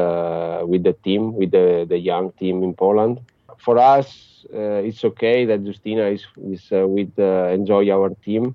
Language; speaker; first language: English; non-native, fluent; Italian